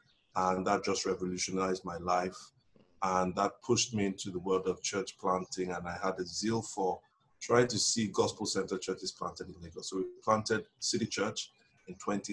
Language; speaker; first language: English; non-native, local second language; Yoruba